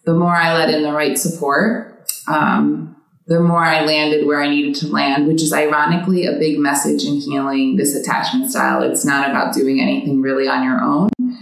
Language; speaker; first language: English; native; English